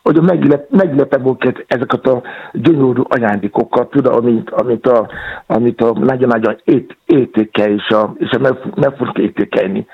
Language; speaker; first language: Hungarian; non-native, fluent; Yoruba